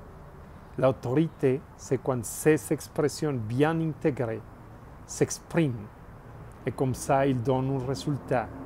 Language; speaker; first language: French; non-native, learner; Spanish